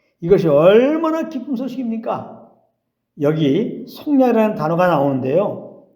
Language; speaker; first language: Korean; native; Korean